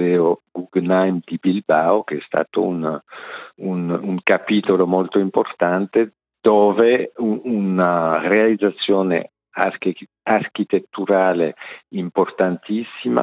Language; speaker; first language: Italian; non-native, local second language; French